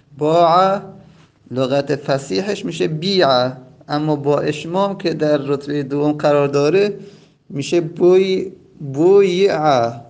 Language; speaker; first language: Persian; non-native, local second language; Azerbaijani